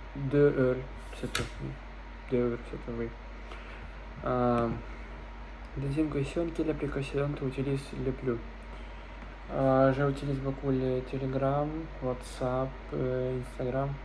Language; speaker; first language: French; non-native, learner; Russian